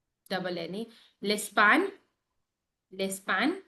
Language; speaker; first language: French; non-native, learner; Hindi